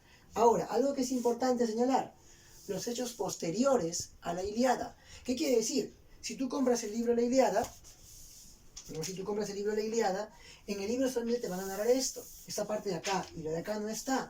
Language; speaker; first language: Spanish; native; Spanish